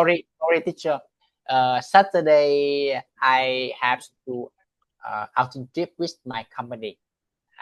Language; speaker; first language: English; non-native, learner; Vietnamese